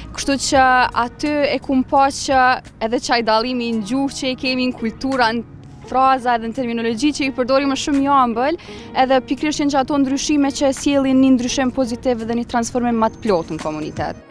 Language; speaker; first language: Albanian; non-native, local second language; Bosnian